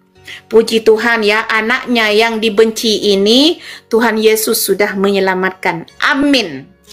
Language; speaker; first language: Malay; non-native, local second language; Madurese